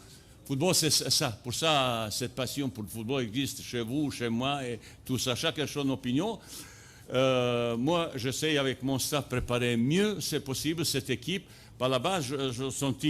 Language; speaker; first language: French; non-native, fluent; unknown